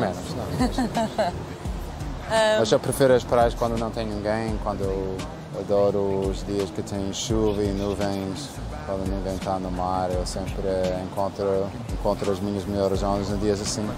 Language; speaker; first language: Portuguese; non-native, fluent; English